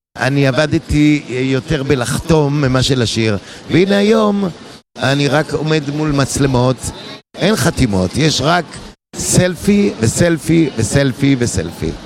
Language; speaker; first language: Hebrew; native; Hebrew